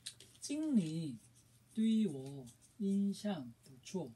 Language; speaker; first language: Chinese; non-native, learner; Korean